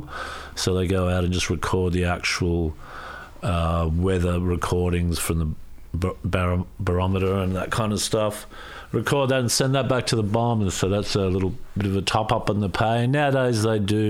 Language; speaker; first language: English; native; English